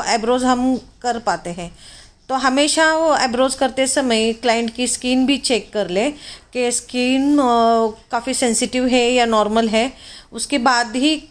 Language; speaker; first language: Hindi; non-native, local second language; Marathi